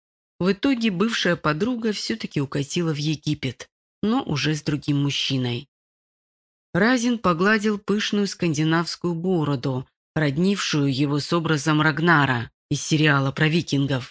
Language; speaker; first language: Russian; native; Russian